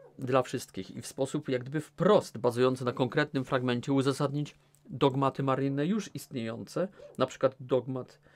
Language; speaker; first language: Polish; native; Polish